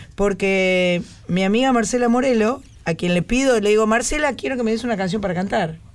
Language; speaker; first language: Spanish; native; Spanish